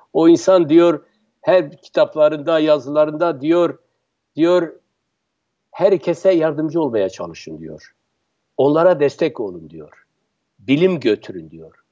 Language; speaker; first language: Turkish; non-native, local second language; Kurdish